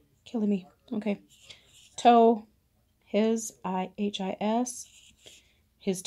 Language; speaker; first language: English; native; English